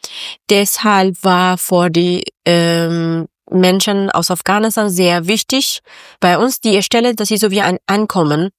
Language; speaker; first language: German; non-native, learner; Persian